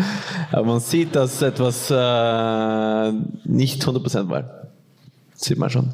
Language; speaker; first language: German; non-native, fluent; Norwegian